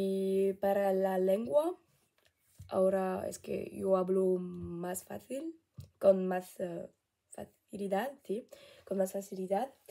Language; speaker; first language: Spanish; non-native, learner; French